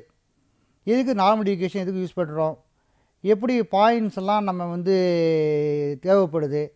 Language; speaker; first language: Tamil; native; Tamil